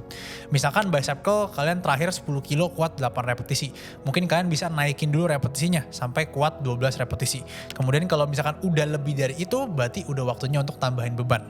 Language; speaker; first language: Indonesian; native; Indonesian